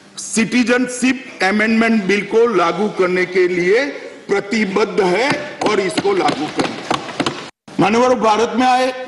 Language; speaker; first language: Hindi; native; Hindi